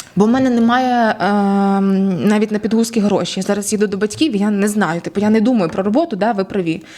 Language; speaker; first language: Ukrainian; native; Ukrainian